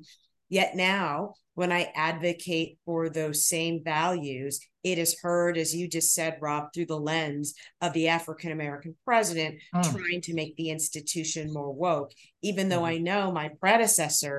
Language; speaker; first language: English; native; English